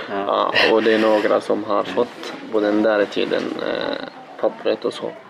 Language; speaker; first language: Swedish; non-native, learner; Arabic